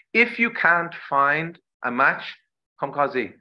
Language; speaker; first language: Vietnamese; non-native, learner; English